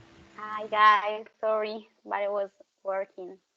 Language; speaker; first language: English; non-native, learner; Spanish